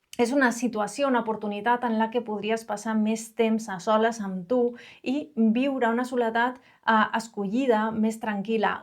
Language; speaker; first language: Catalan; non-native, local second language; Spanish